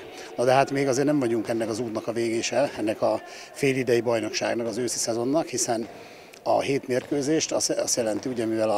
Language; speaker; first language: Hungarian; native; Hungarian